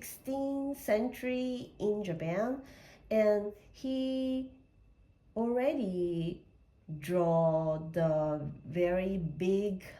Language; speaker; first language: English; non-native, learner; Japanese